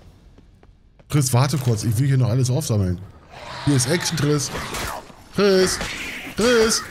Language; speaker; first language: German; native; German